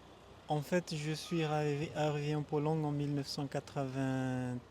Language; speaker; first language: French; non-native, local second language; Malagasy